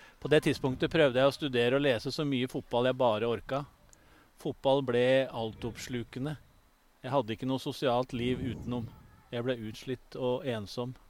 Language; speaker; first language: Norwegian; native; Norwegian